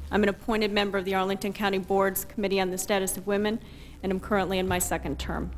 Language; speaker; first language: English; native; English